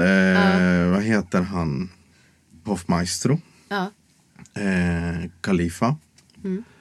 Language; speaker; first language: Swedish; non-native, fluent; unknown